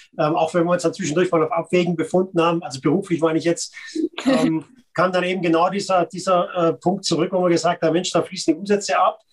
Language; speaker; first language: German; native; German